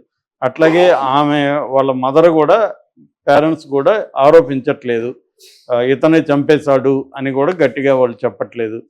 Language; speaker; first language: Telugu; native; Telugu